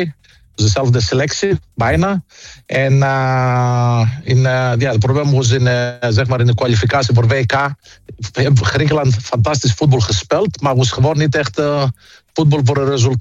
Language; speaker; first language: Dutch; non-native, fluent; Greek